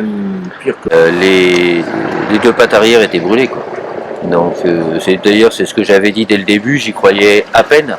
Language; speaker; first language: French; native; French